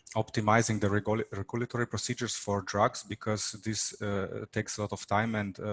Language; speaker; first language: English; non-native, fluent; Slovenian